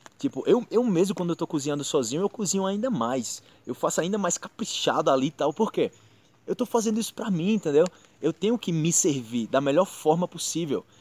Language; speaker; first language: Portuguese; native; Portuguese